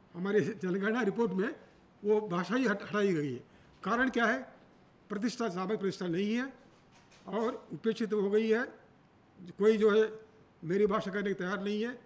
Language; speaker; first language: Hindi; non-native, local second language; Telugu